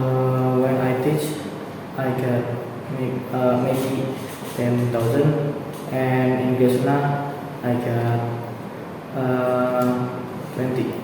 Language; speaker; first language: English; non-native, learner; Indonesian